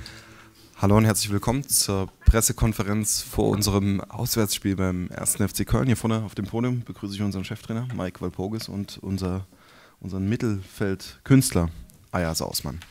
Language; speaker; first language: German; native; German